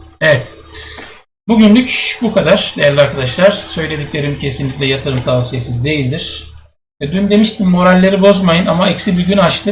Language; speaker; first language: Turkish; native; Turkish